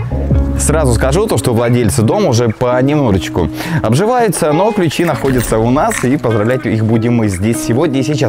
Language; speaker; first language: Russian; native; Russian